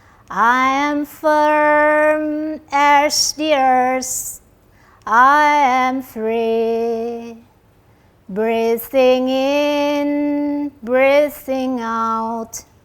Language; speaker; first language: English; non-native, fluent; Thai